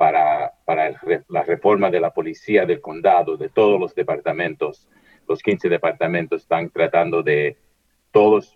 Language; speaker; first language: Spanish; early bilingual, heritage; Spanish